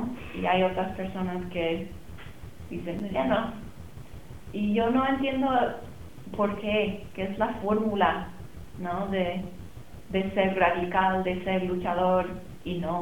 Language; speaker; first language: Spanish; non-native, fluent; English